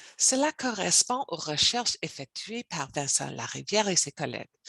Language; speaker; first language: French; non-native, learner; English